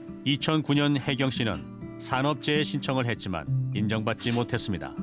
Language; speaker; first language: Korean; native; Korean